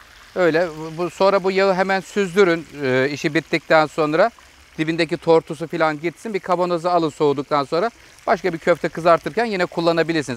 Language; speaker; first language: Turkish; native; Turkish